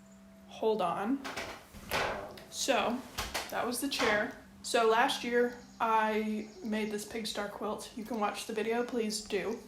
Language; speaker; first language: English; native; English